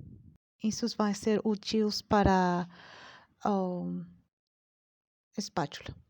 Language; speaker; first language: Portuguese; non-native, learner; Spanish